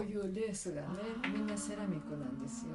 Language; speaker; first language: Japanese; native; Japanese